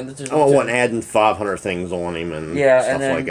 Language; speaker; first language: English; native; English